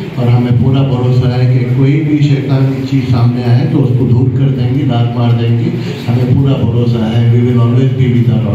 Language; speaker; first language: Hindi; non-native, local second language; Urdu